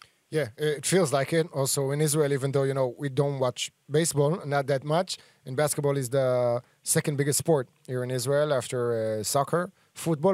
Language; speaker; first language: English; non-native, fluent; Hebrew